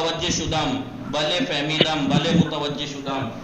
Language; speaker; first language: Persian; non-native, fluent; Urdu